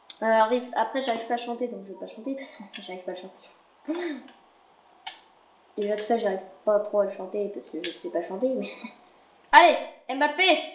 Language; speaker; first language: French; native; French